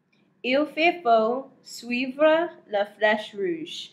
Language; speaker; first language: French; non-native, learner; English